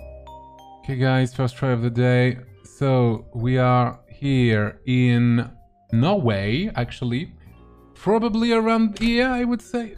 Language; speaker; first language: English; non-native, fluent; French